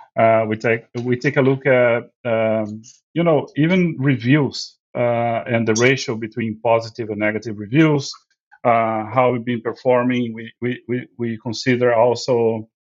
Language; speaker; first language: English; non-native, fluent; Portuguese